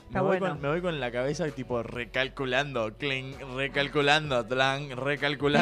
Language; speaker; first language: Spanish; native; Spanish